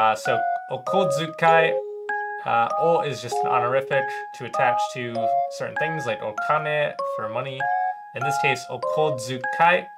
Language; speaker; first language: English; native; English